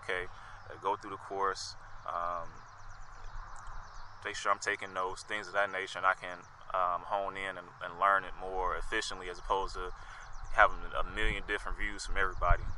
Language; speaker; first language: English; native; English